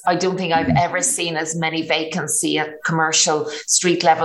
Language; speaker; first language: English; native; English